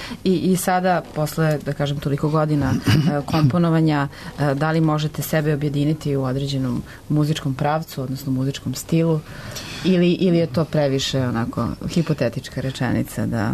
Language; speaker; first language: Serbian; native; Serbian